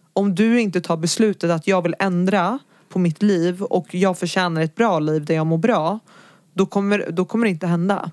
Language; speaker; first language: Swedish; early bilingual, other home language; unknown